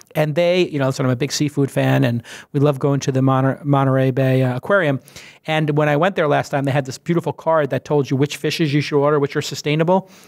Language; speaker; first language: English; native; English